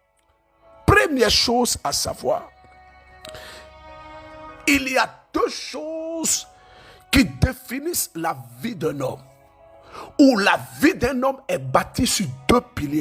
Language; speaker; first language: French; native; French